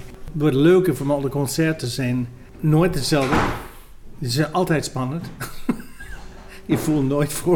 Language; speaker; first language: Dutch; non-native, fluent; English